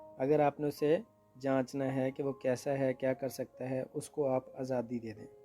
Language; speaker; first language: Urdu; non-native, local second language; Punjabi